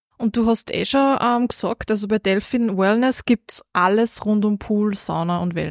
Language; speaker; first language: German; native; German